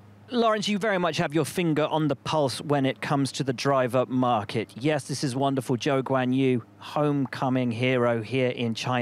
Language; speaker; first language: English; native; English